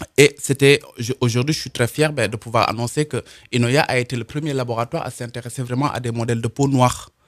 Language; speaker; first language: French; non-native, local second language; Wolof